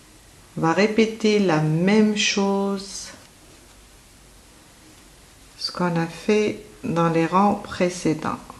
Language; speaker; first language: French; native; French